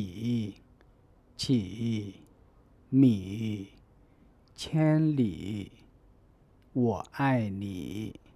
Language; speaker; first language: Chinese; native; Chinese